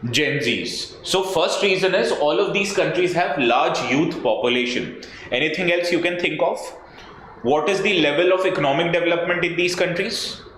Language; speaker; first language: English; non-native, local second language; Hindi